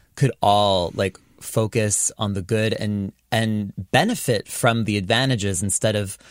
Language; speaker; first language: English; native; English